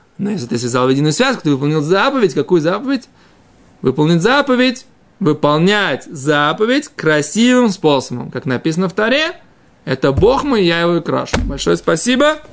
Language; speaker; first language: Russian; native; Russian